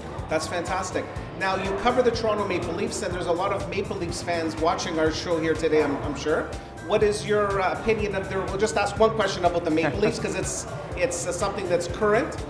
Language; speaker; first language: English; early bilingual, other home language; Macedonian